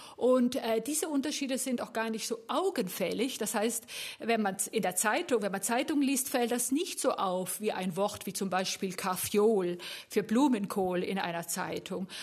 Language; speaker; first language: German; native; German